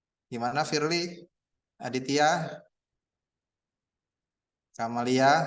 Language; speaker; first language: Indonesian; native; Indonesian